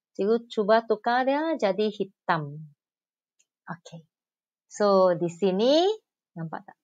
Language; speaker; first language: Malay; non-native, local second language; Chinese